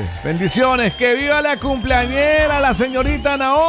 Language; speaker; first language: Spanish; native; Spanish